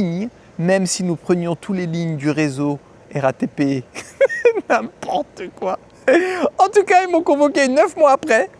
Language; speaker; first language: French; native; French